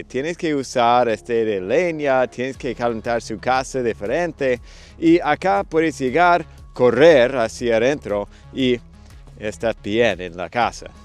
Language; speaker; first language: Spanish; non-native, fluent; English